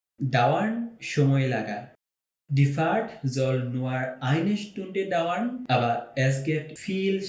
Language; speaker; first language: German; non-native, fluent; Bangla